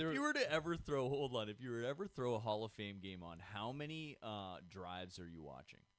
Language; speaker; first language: English; native; English